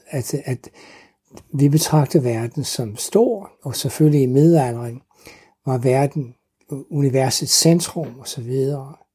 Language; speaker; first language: Danish; non-native, fluent; English